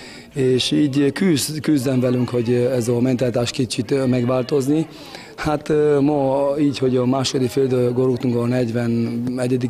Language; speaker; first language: Hungarian; non-native, learner; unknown